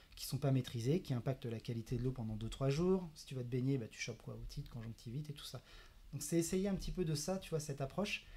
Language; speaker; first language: French; native; French